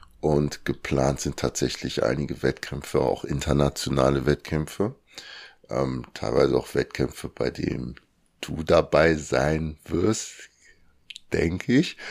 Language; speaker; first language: German; early bilingual, other home language; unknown